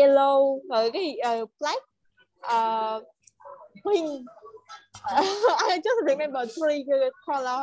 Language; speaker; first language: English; non-native, learner; Vietnamese